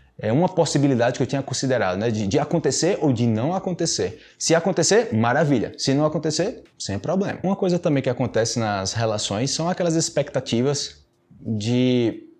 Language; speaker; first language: Portuguese; native; Portuguese